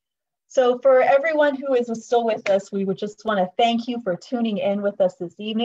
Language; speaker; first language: English; native; English